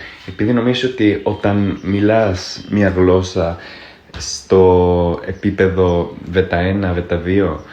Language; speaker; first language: Greek; non-native, fluent; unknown